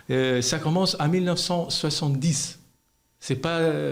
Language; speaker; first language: French; non-native, learner; Albanian